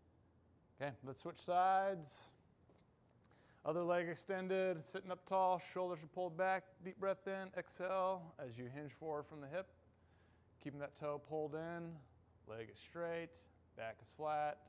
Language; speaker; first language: English; native; English